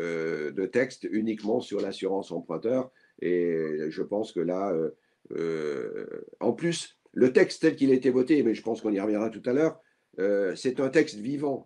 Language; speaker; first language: French; native; French